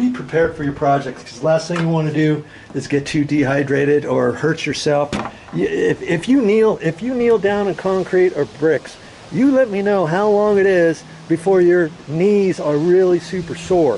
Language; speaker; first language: English; native; English